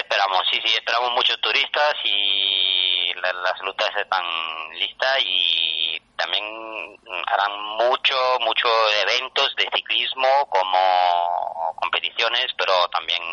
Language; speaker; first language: Spanish; non-native, fluent; Italian